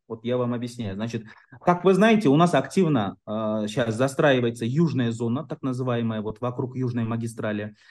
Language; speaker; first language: Russian; non-native, local second language; Kyrgyz